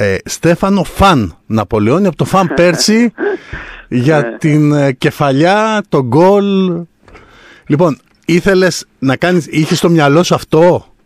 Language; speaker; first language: Greek; native; Greek